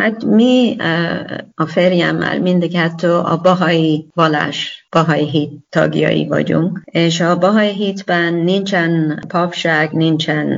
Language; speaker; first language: Hungarian; non-native, learner; Persian